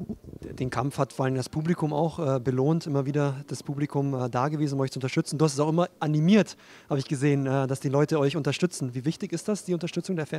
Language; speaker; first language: German; native; German